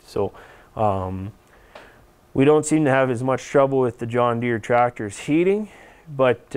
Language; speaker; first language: English; native; English